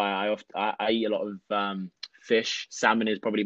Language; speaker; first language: English; native; English